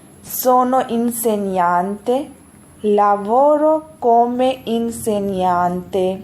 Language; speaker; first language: Italian; non-native, fluent; Urdu